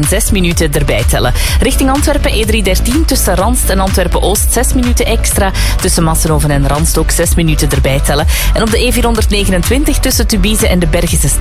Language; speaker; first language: Dutch; native; Dutch